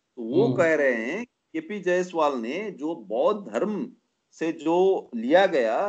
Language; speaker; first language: Hindi; non-native, local second language; Nepali